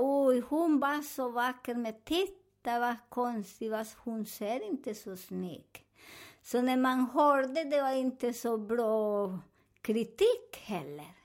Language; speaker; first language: Swedish; non-native, learner; Spanish